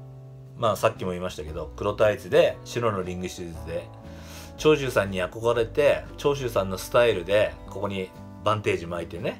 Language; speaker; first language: Japanese; native; Japanese